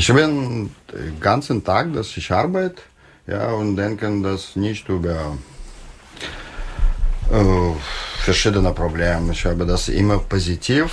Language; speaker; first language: German; non-native, learner; Russian